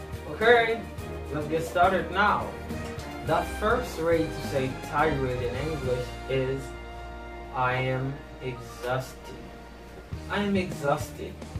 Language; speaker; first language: English; non-native, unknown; Haitian Creole